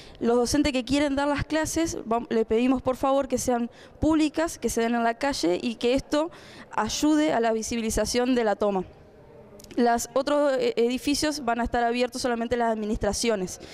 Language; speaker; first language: Spanish; native; Spanish